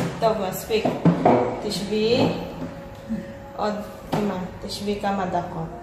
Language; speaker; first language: Hebrew; non-native, learner; Filipino